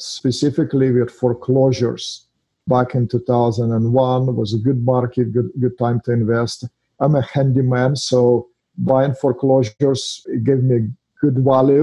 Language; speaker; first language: English; non-native, fluent; Russian